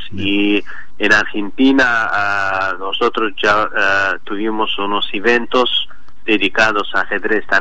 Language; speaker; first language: Spanish; non-native, learner; Azerbaijani